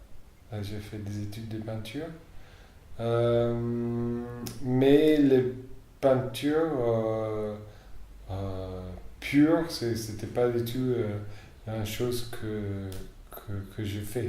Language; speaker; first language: French; non-native, fluent; English